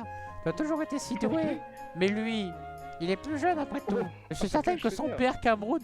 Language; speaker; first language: French; native; French